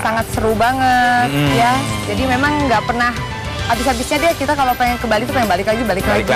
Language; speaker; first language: Indonesian; native; Indonesian